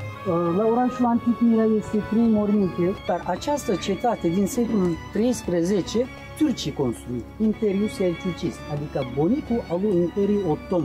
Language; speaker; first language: Romanian; non-native, learner; Turkish